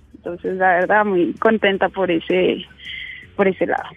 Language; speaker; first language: Spanish; native; Spanish